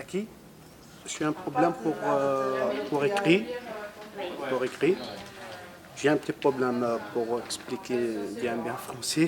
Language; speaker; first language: French; non-native, learner; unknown